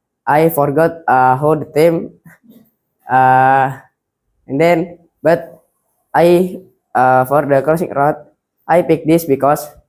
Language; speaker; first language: English; non-native, learner; Indonesian